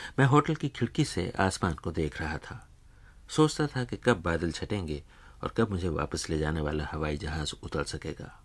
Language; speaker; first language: Urdu; native; Urdu